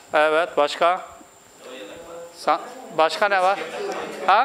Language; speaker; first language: Turkish; non-native, fluent; Urdu